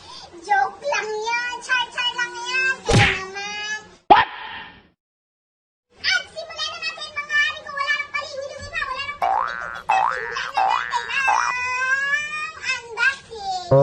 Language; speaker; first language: Filipino; non-native, local second language; Iloko